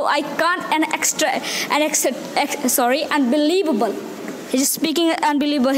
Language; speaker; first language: English; non-native, learner; Hindi